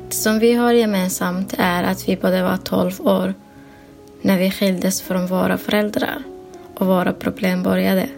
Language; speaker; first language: Swedish; early bilingual, other home language; Somali